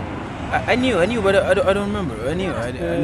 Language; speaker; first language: English; non-native, learner; Greek